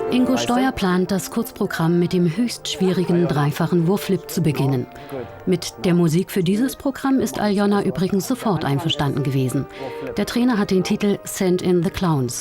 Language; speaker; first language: German; native; German